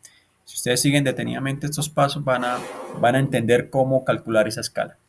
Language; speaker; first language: Spanish; native; Spanish